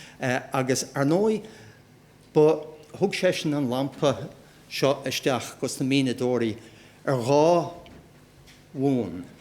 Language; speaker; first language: Irish; native; Irish